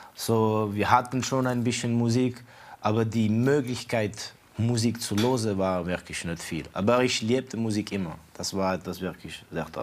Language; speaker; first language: German; non-native, fluent; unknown